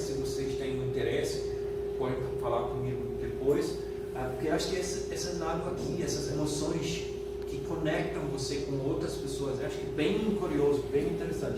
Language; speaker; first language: Portuguese; non-native, fluent; German